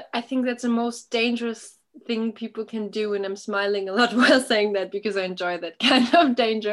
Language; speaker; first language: English; non-native, fluent; German